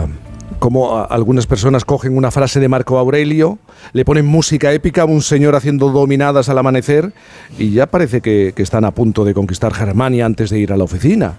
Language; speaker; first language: Spanish; native; Spanish